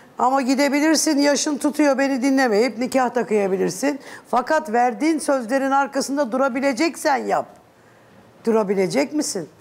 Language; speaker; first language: Turkish; native; Turkish